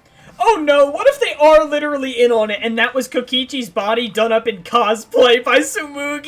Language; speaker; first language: English; native; English